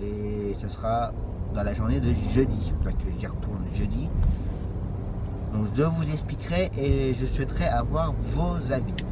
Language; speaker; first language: French; native; French